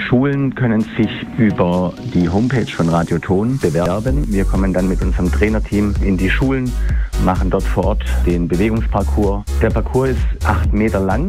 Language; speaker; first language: German; native; German